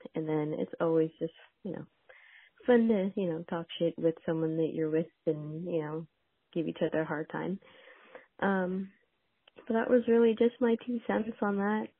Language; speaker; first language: English; native; English